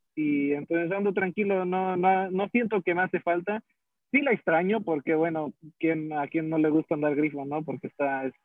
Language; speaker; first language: Spanish; early bilingual, heritage; Spanish